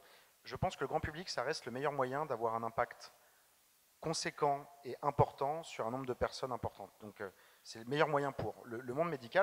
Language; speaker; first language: French; native; French